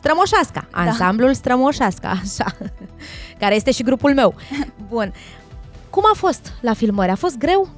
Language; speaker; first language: Romanian; native; Romanian